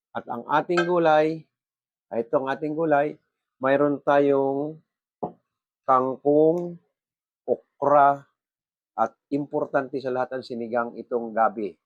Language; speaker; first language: Filipino; non-native, local second language; Bikol